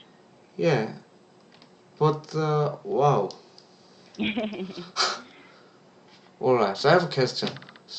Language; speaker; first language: English; non-native, learner; Korean